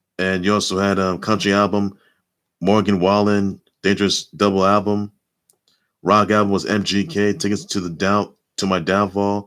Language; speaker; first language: English; native; English